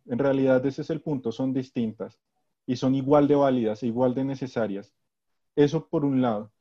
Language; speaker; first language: Spanish; native; Spanish